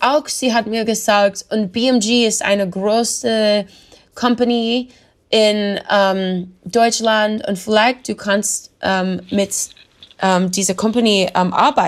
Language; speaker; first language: German; non-native, learner; English